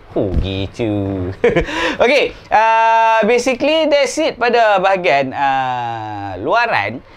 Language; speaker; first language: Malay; native; Malay